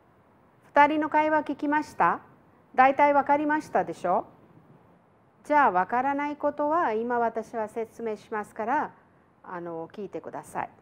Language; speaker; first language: Japanese; non-native, fluent; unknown